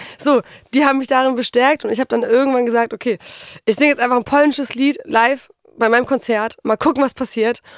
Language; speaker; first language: German; early bilingual, other home language; Polish